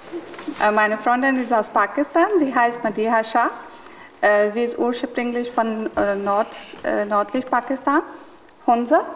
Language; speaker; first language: German; non-native, learner; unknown